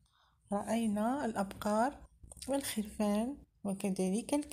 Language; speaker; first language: Arabic; native; Arabic